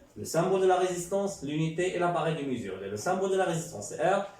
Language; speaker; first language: French; non-native, local second language; Arabic